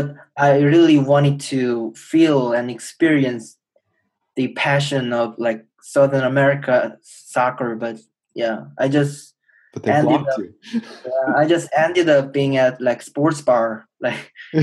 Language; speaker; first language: English; non-native, fluent; Korean